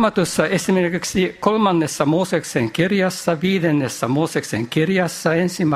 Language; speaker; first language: Finnish; non-native, fluent; Japanese